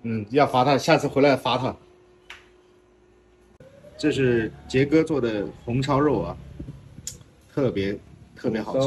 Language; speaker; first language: Chinese; native; Chinese